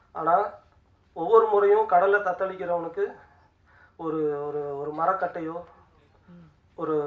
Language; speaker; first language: Tamil; native; Tamil